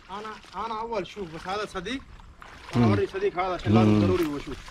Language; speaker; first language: Arabic; non-native, learner; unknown